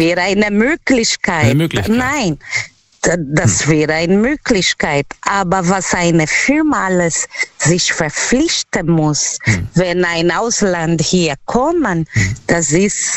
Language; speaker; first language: German; non-native, learner; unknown